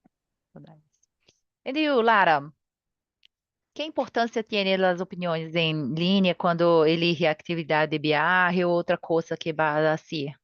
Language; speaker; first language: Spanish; non-native, learner; Portuguese